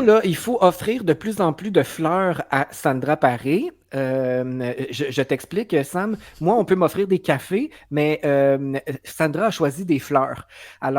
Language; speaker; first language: French; native; French